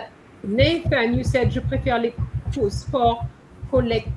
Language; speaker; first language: French; non-native, fluent; English